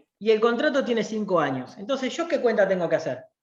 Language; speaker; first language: Spanish; native; Spanish